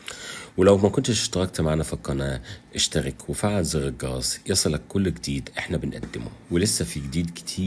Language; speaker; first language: Arabic; native; Arabic